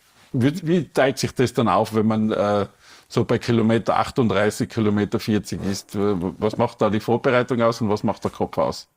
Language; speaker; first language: German; native; German